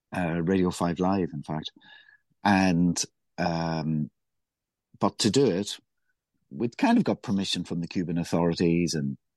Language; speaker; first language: English; native; English